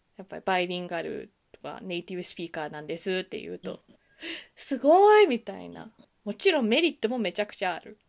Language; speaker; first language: Japanese; early bilingual, heritage; Japanese